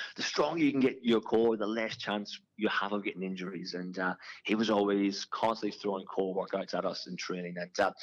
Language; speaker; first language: English; native; English